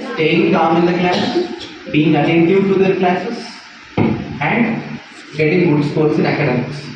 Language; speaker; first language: English; non-native, local second language; Telugu